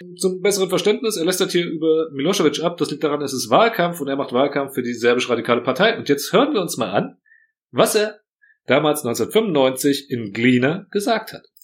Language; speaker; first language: German; early bilingual, other home language; Croatian